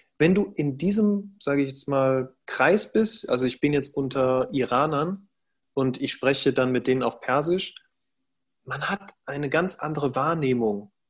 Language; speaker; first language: German; native; German